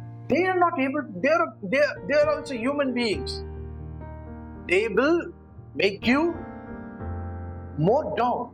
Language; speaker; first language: English; non-native, local second language; Tamil